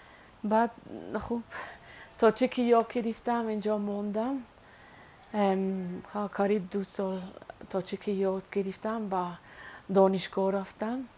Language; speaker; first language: Persian; non-native, learner; Swiss German